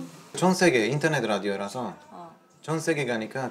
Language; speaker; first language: Korean; non-native, learner; Bulgarian